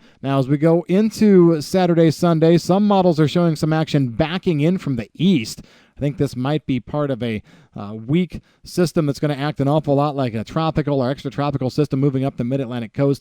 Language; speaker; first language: English; native; English